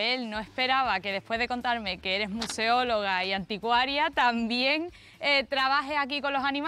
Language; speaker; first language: Spanish; native; Spanish